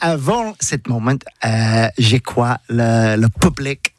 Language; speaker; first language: French; non-native, learner; English